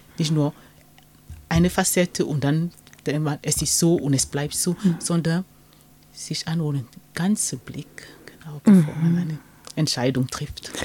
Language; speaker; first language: German; non-native, fluent; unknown